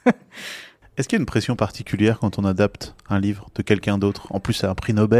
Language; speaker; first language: French; native; French